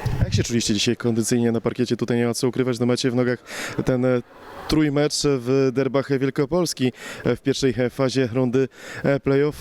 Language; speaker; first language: Polish; native; Polish